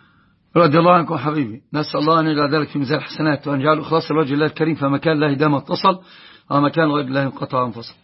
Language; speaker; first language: Arabic; native; Arabic